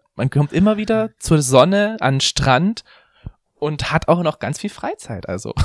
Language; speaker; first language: German; native; German